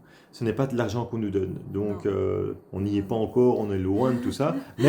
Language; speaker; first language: French; native; French